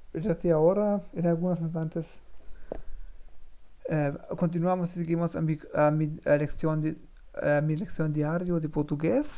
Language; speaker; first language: Spanish; non-native, learner; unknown